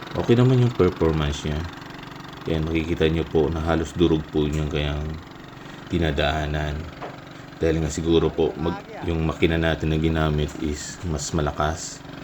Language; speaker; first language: Filipino; non-native, local second language; Masbatenyo